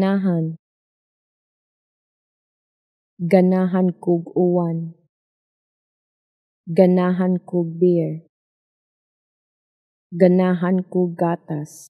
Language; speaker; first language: Cebuano; non-native, learner; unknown